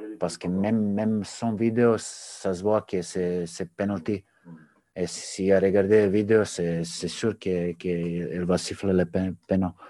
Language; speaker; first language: French; non-native, learner; Serbian